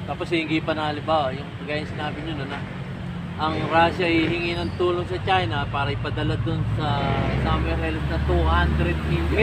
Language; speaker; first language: Filipino; native; Filipino